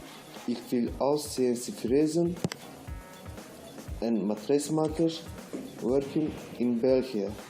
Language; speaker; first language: Dutch; non-native, learner; Turkish